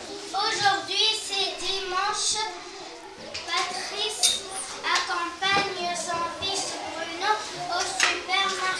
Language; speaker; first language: French; non-native, learner; Arabic